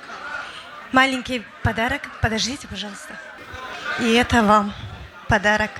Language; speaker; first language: Russian; non-native, local second language; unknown